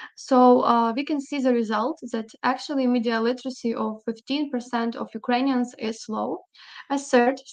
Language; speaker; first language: English; non-native, fluent; Ukrainian